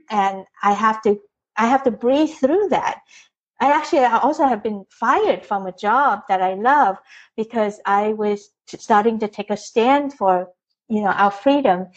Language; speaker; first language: English; early bilingual, other home language; Vietnamese